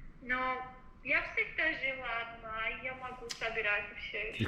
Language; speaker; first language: Russian; non-native, learner; Persian